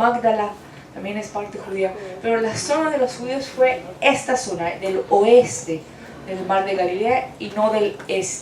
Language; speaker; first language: Spanish; non-native, fluent; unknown